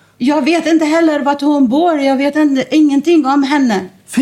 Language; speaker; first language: Swedish; non-native, fluent; Arabic